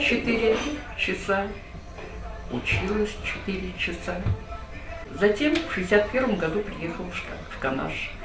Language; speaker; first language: Russian; native; Russian